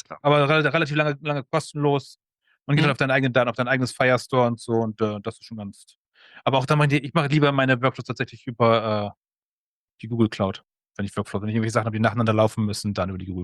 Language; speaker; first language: German; native; German